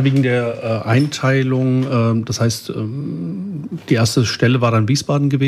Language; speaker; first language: German; early bilingual, other home language; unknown